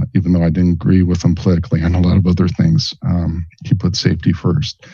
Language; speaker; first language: English; native; English